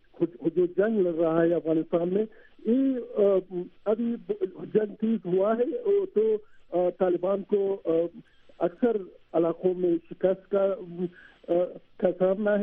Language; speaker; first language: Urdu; non-native, learner; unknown